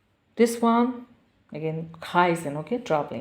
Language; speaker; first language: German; non-native, learner; Bangla